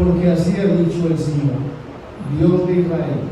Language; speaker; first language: Spanish; native; Spanish